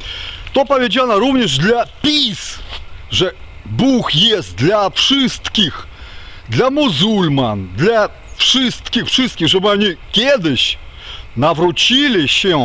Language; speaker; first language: Polish; non-native, fluent; Ukrainian